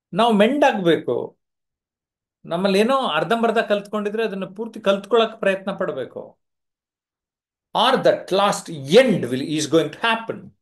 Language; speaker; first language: Kannada; native; Kannada